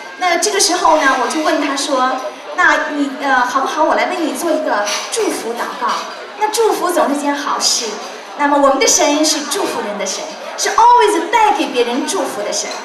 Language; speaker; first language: Chinese; native; Chinese